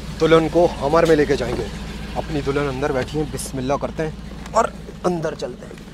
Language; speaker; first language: Hindi; native; Hindi